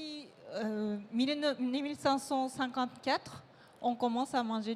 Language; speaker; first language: French; non-native, fluent; Japanese